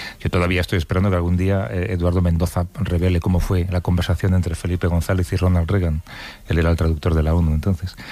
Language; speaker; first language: Spanish; native; Spanish